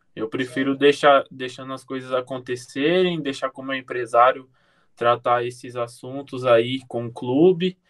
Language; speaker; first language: Portuguese; native; Portuguese